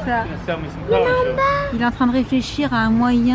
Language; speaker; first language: French; native; French